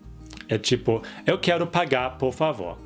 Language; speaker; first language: Portuguese; non-native, fluent; German